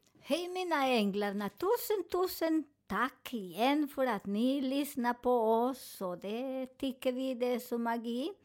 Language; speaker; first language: Swedish; non-native, fluent; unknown